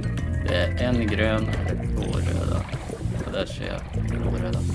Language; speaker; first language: Swedish; native; Swedish